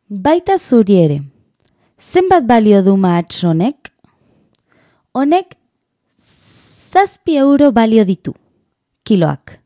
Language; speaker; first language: Basque; non-native, learner; Spanish